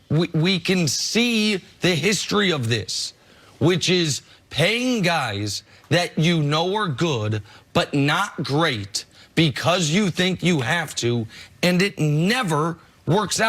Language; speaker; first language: English; native; English